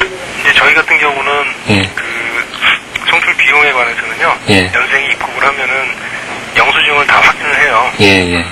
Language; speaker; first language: Korean; native; Korean